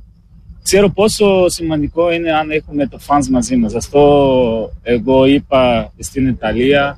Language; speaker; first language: Greek; non-native, learner; Portuguese